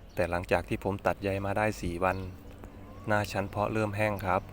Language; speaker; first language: Thai; non-native, local second language; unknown